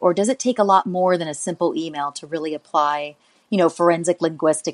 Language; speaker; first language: English; native; English